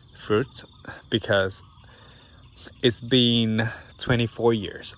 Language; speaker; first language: English; non-native, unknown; Thai